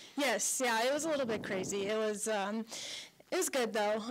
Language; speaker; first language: English; native; English